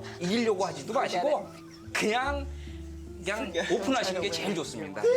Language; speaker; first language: Korean; native; Korean